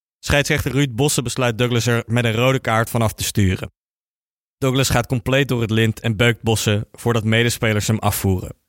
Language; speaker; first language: Dutch; native; Dutch